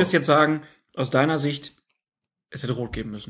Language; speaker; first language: German; native; German